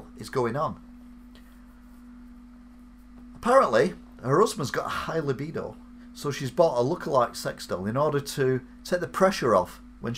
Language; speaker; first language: English; native; English